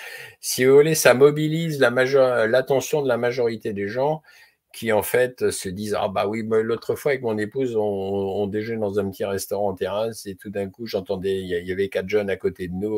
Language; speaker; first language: French; native; French